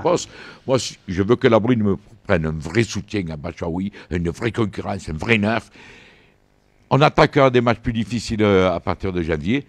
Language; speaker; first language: French; native; French